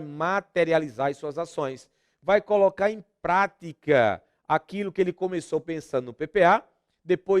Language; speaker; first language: Portuguese; native; Portuguese